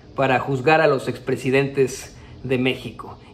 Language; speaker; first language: Spanish; native; Spanish